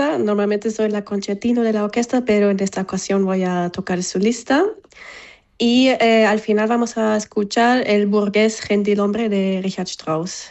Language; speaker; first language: Spanish; non-native, fluent; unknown